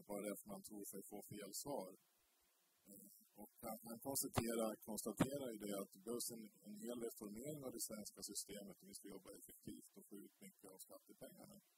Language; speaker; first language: Swedish; native; Swedish